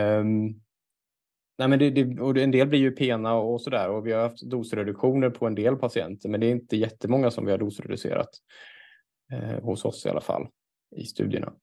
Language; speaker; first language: Swedish; native; Swedish